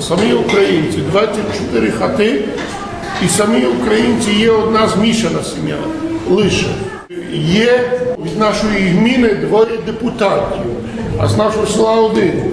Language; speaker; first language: Ukrainian; early bilingual, heritage; Ukrainian